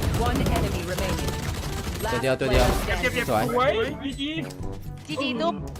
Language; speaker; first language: English; non-native, learner; Thai